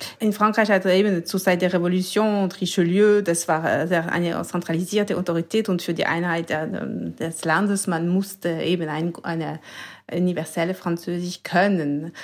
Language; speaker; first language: German; non-native, local second language; French